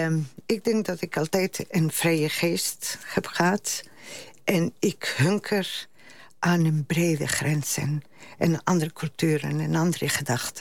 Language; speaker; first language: Dutch; non-native, fluent; Spanish